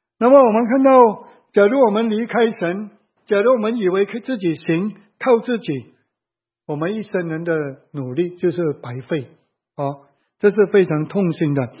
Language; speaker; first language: Chinese; native; Chinese